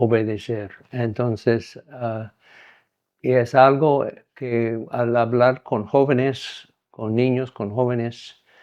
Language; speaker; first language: Spanish; non-native, fluent; English